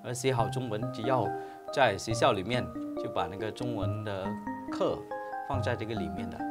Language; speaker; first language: Chinese; early bilingual, heritage; Chinese